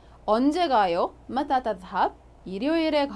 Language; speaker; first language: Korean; non-native, fluent; Arabic